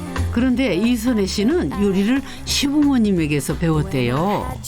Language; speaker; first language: Korean; native; Korean